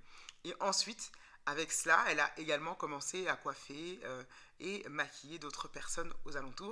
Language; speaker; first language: French; native; French